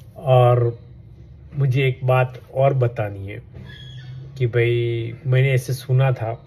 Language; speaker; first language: Hindi; non-native, local second language; Gujarati